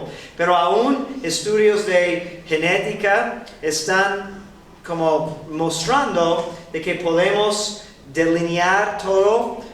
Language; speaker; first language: Spanish; non-native, fluent; English